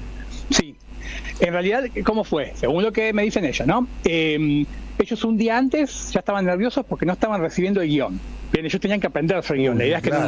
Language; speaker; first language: Spanish; native; Spanish